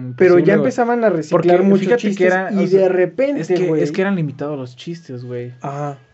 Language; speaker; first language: Spanish; native; Spanish